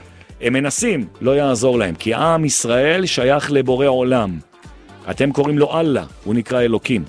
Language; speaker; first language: Hebrew; native; Hebrew